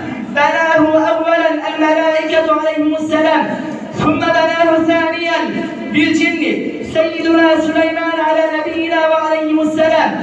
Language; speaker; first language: Arabic; non-native, learner; Bangla